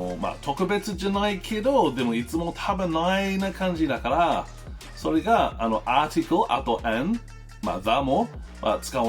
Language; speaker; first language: Japanese; non-native, learner; English